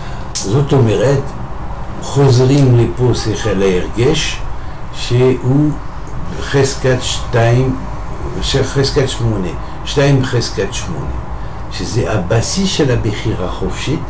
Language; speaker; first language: Hebrew; non-native, fluent; French